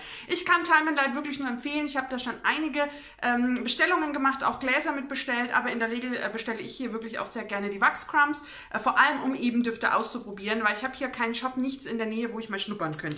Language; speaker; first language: German; native; German